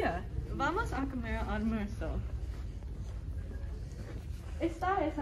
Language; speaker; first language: Spanish; non-native, learner; English